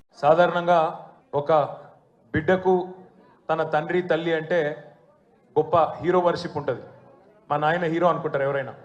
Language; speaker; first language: Telugu; native; Telugu